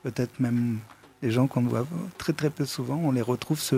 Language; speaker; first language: French; native; French